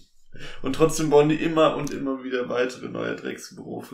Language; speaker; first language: German; native; German